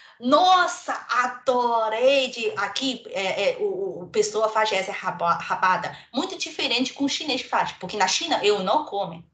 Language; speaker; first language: Portuguese; non-native, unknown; Chinese